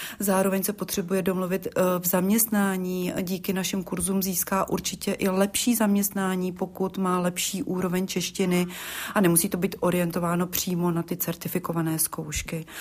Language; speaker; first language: Czech; native; Czech